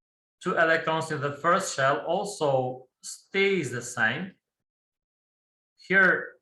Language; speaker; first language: English; non-native, fluent; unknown